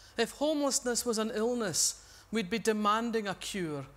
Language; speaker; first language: English; native; English